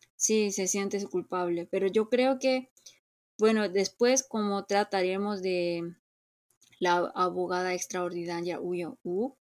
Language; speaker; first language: Spanish; non-native, fluent; Korean